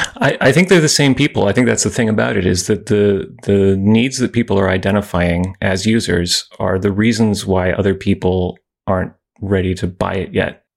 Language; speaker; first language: English; native; English